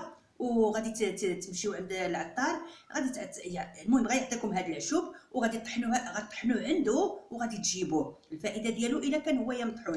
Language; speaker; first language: Arabic; native; Arabic